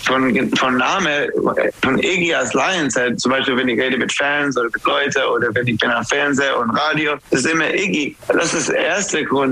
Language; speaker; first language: German; non-native, fluent; English